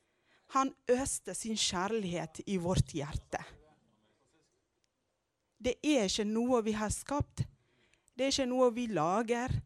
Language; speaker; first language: Norwegian; non-native, fluent; Amharic